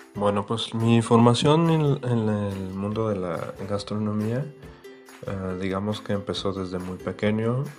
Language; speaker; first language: Spanish; non-native, fluent; Arabic